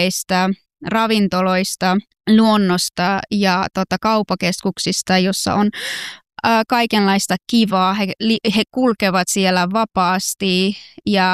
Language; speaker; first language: Finnish; non-native, fluent; Persian